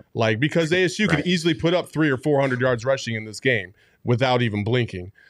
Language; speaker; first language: English; native; English